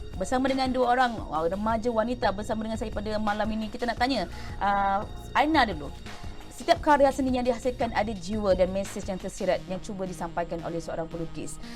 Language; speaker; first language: Malay; native; Malay